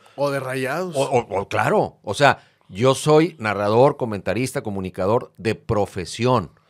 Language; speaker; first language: Spanish; native; Spanish